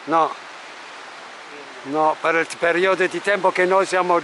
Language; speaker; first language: Italian; non-native, fluent; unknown